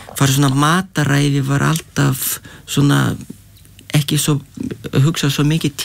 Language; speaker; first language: Icelandic; non-native, fluent; Lithuanian